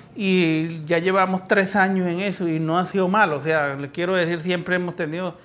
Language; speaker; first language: Spanish; native; Spanish